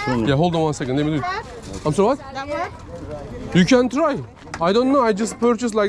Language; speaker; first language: English; non-native, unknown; Turkish